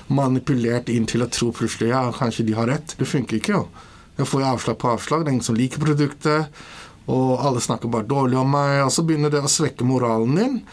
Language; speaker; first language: Norwegian; early bilingual, other home language; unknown